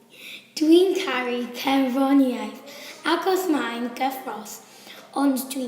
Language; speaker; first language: Welsh; non-native, learner; English